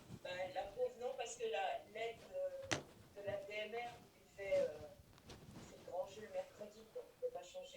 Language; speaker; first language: French; native; French